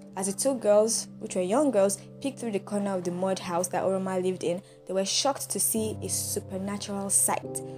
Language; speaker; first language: English; non-native, local second language; Yoruba